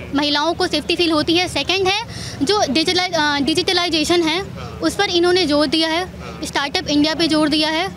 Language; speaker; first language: Hindi; native; Hindi